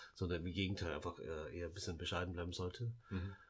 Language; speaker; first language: German; early bilingual, other home language; Lao